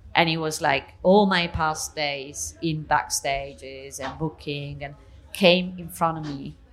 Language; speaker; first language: English; non-native, fluent; Italian